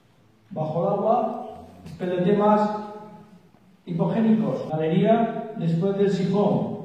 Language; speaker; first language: Spanish; native; Spanish